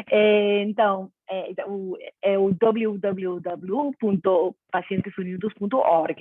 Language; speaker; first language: Portuguese; non-native, fluent; Spanish